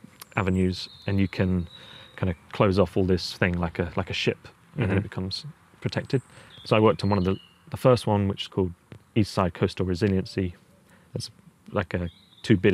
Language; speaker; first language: English; native; English